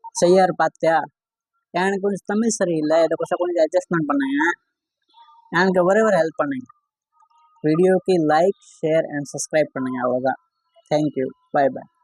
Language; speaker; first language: Tamil; non-native, learner; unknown